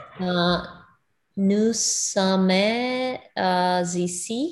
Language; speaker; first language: French; non-native, learner; English